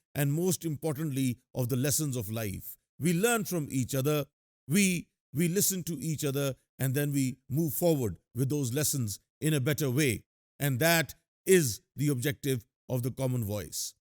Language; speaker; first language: English; non-native, local second language; Urdu